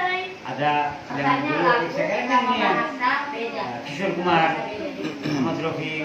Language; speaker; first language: Indonesian; non-native, learner; Hindi